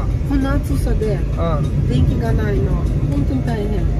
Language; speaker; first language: Japanese; non-native, fluent; Russian